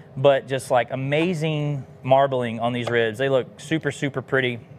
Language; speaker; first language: English; native; English